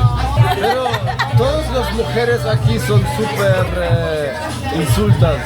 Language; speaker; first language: Spanish; non-native, learner; German